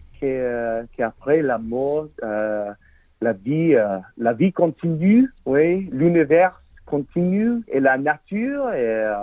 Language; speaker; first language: French; non-native, learner; English